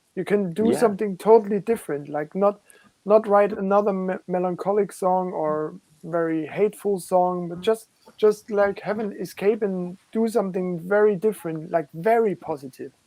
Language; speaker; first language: English; non-native, fluent; German